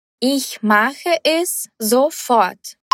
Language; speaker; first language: German; non-native, fluent; Portuguese